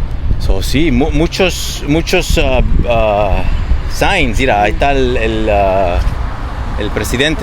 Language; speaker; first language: Spanish; early bilingual, heritage; Spanish